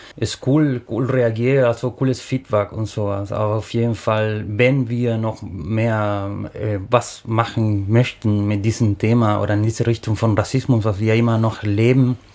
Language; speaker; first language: German; non-native, fluent; Spanish